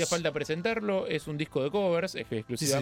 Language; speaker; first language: Spanish; native; Spanish